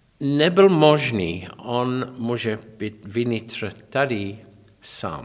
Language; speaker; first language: Czech; non-native, learner; English